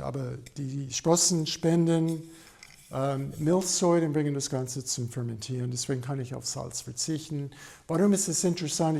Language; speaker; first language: German; non-native, fluent; English